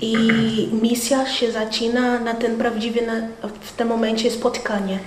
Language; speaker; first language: Polish; non-native, learner; Portuguese